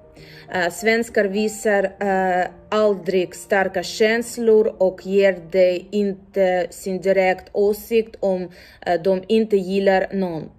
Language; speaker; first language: Swedish; non-native, learner; Ukrainian